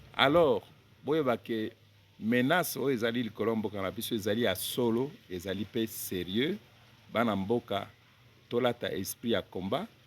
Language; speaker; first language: Lingala; non-native, local second language; Luba-Lulua